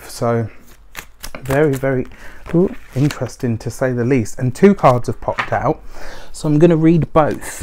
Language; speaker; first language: English; native; English